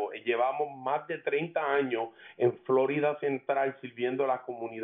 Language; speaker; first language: Spanish; early bilingual, heritage; Spanish